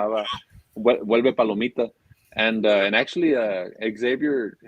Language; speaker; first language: Spanish; early bilingual, other home language; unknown